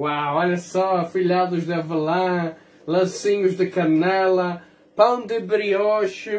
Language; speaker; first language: Portuguese; non-native, fluent; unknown